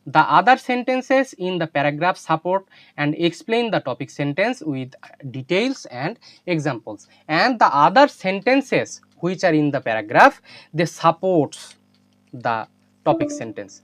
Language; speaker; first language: English; non-native, local second language; Bangla